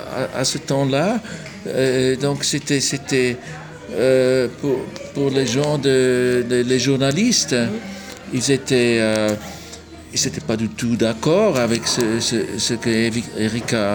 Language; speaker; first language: French; non-native, local second language; German